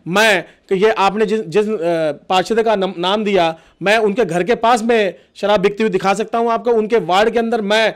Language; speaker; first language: Hindi; native; Hindi